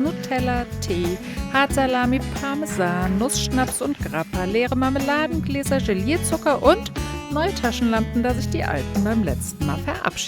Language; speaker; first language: German; native; German